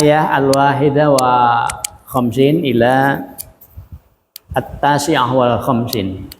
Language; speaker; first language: Arabic; non-native, local second language; Indonesian